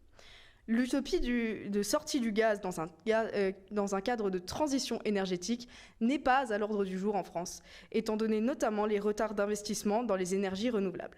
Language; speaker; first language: French; native; French